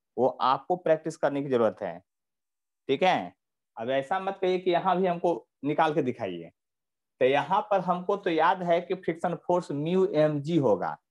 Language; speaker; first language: Hindi; native; Hindi